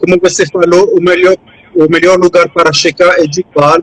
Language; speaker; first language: Portuguese; non-native, fluent; French